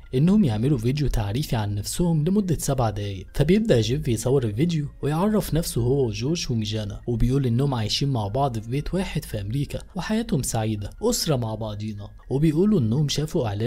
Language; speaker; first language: Arabic; native; Arabic